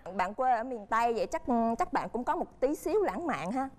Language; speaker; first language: Vietnamese; native; Vietnamese